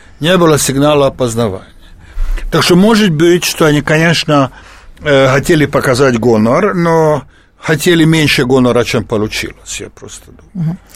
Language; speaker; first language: Russian; non-native, fluent; Hungarian